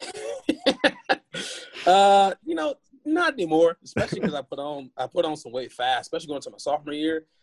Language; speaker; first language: English; native; English